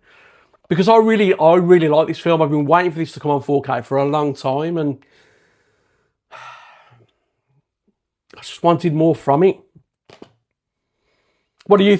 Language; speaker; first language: English; native; English